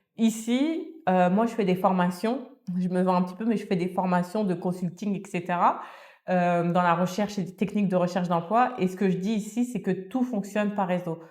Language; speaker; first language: French; early bilingual, other home language; Wolof